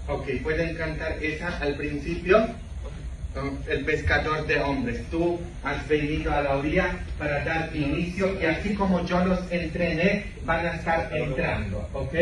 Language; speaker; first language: Spanish; non-native, fluent; English